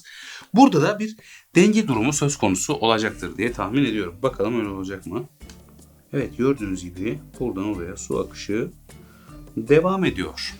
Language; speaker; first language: Turkish; native; Turkish